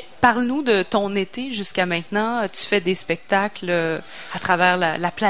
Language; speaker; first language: French; native; French